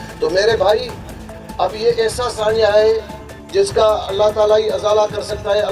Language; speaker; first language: Urdu; non-native, local second language; Sindhi